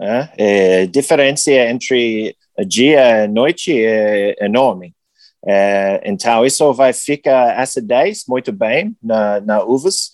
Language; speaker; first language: Portuguese; non-native, learner; English